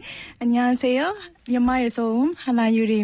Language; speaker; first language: Korean; non-native, learner; Burmese